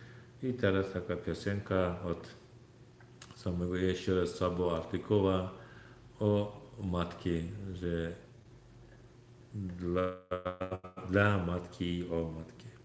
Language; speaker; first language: Polish; non-native, learner; Turkmen